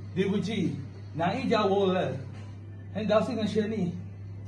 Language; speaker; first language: Chinese; non-native, learner; Malay